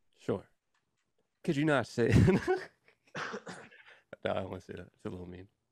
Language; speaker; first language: English; native; English